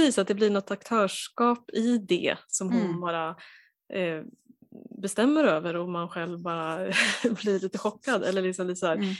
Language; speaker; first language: Swedish; native; Swedish